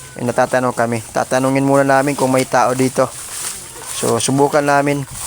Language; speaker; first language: Filipino; non-native, local second language; Waray